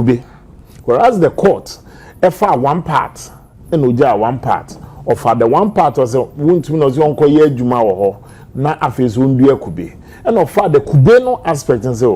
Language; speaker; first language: English; non-native, local second language; Akan